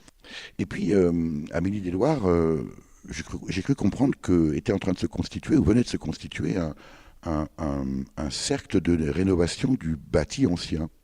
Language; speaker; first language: French; native; French